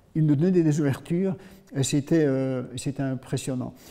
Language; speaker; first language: French; native; French